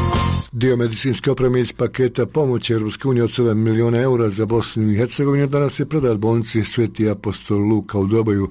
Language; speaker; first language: Croatian; native; Croatian